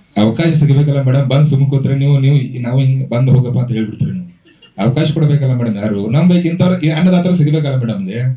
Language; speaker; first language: Kannada; native; Kannada